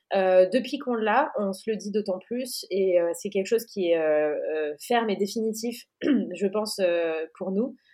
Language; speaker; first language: French; native; French